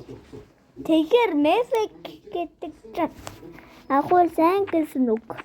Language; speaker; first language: Mongolian; early bilingual, heritage; Mongolian